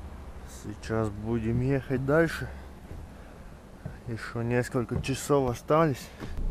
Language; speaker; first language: Russian; non-native, fluent; Latvian